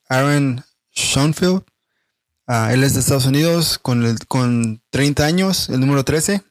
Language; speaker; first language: Spanish; native; Spanish